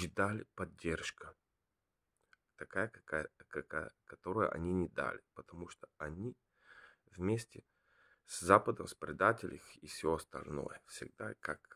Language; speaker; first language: Russian; non-native, learner; Bulgarian